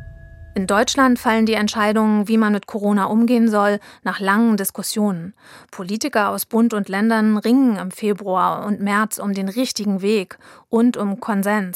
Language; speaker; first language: German; native; German